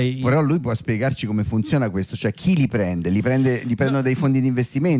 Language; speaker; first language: Italian; native; Italian